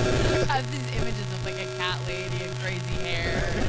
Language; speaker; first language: English; native; English